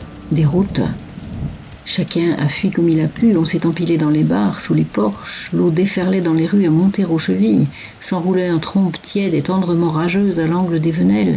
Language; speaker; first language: French; native; French